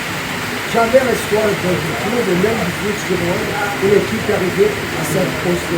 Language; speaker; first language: French; non-native, learner; Portuguese